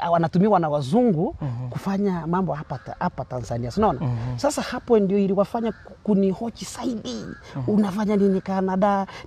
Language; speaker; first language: Swahili; non-native, local second language; Gusii